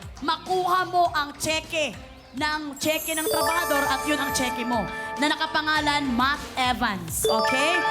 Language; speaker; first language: Filipino; non-native, local second language; Cebuano